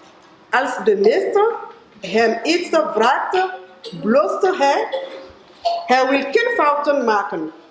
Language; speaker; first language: Dutch; non-native, fluent; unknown